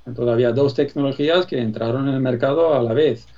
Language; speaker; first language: Spanish; non-native, fluent; Swedish